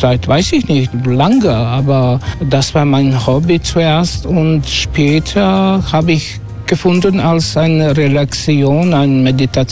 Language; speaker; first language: German; non-native, learner; Croatian